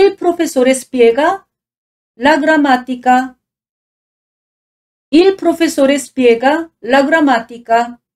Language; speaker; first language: Italian; non-native, fluent; Korean